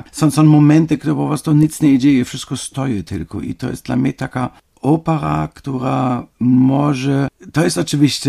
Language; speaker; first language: Polish; non-native, fluent; German